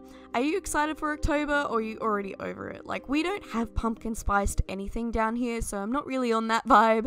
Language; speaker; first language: English; native; English